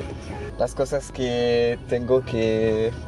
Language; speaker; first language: Spanish; non-native, learner; French